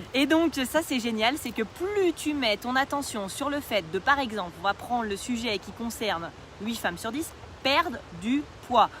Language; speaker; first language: French; native; French